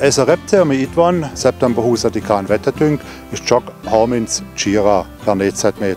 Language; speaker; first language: Hungarian; non-native, fluent; German